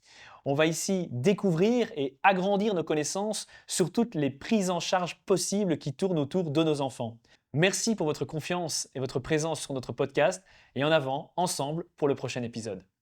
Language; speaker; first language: French; native; French